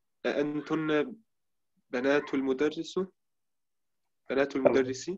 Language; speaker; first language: Arabic; non-native, learner; German